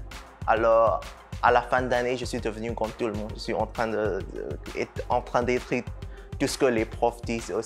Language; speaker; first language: French; non-native, fluent; Burmese